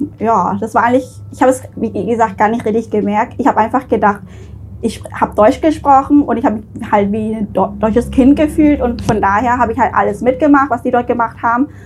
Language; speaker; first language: German; early bilingual, other home language; Thai